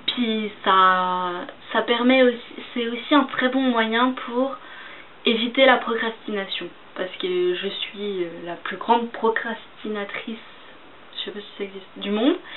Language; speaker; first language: French; native; French